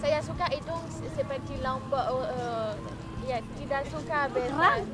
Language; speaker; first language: Indonesian; non-native, learner; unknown